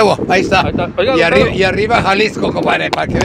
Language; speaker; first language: Spanish; native; Spanish